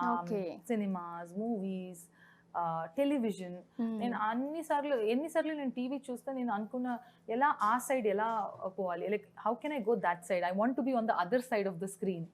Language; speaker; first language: Telugu; non-native, local second language; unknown